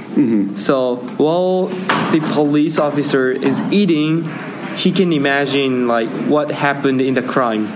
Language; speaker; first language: English; non-native, learner; Japanese